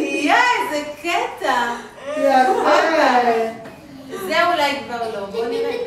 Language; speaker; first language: Hebrew; native; Hebrew